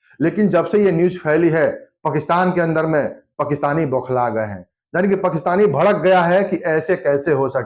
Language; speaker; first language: Hindi; native; Hindi